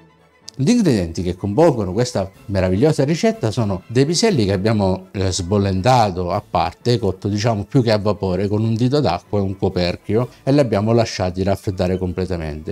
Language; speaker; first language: Italian; native; Italian